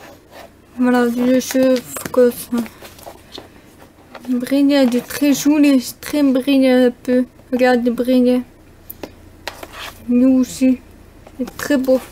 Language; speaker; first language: French; non-native, learner; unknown